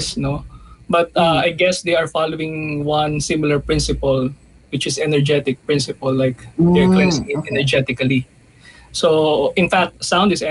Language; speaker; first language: English; non-native, local second language; Filipino